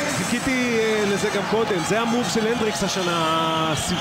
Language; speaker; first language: Hebrew; native; Hebrew